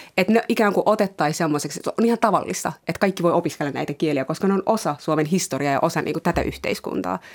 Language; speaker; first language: Finnish; early bilingual, other home language; Somali